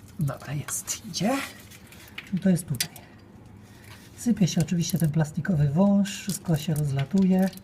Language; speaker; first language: Polish; native; Polish